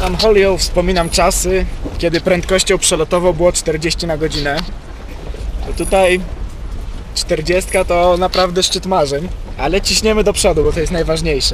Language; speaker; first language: Polish; native; Polish